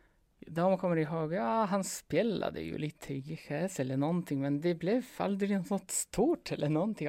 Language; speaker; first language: Swedish; non-native, fluent; Polish